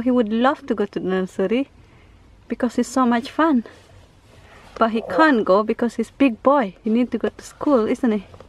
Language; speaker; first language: English; non-native, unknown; Indonesian